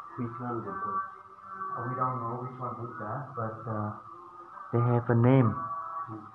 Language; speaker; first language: English; non-native, learner; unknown